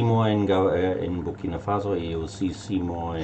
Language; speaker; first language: French; non-native, learner; German